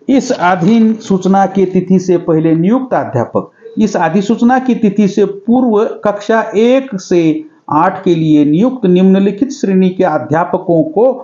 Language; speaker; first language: Hindi; non-native, local second language; Marathi